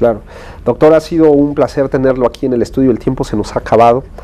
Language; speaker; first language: Spanish; native; Spanish